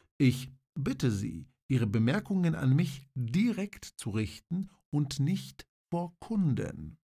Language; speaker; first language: German; non-native, fluent; Polish